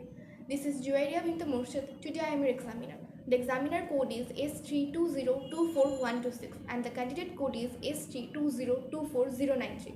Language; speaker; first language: English; non-native, fluent; Bangla